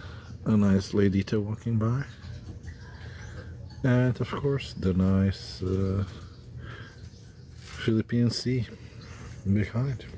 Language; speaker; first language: English; non-native, fluent; Slovenian